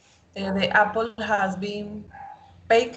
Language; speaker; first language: English; non-native, learner; Spanish